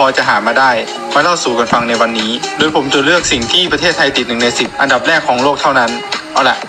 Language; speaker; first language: Thai; native; Thai